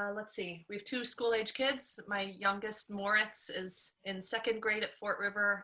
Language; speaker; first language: English; early bilingual, other home language; German